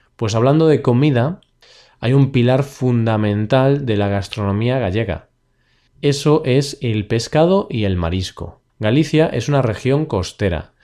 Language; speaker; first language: Spanish; native; Spanish